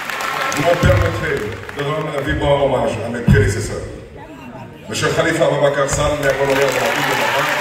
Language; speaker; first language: French; non-native, local second language; Wolof